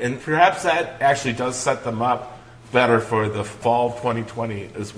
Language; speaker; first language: English; native; English